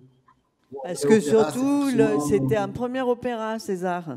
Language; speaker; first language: French; native; French